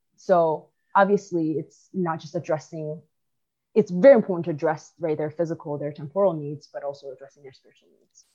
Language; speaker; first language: English; early bilingual, other home language; Chinese